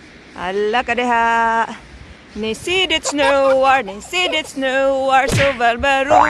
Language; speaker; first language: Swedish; non-native, learner; Cebuano